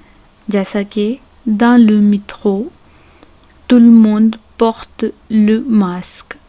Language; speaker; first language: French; non-native, fluent; Urdu